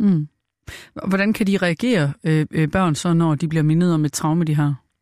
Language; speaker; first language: Danish; native; Danish